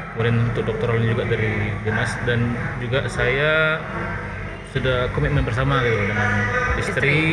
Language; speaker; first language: Indonesian; native; Indonesian